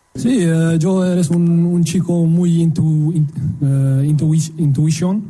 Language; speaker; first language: Spanish; non-native, learner; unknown